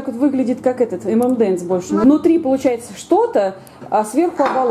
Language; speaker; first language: Russian; native; Russian